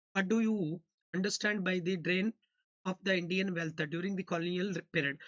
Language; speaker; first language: English; non-native, local second language; Kannada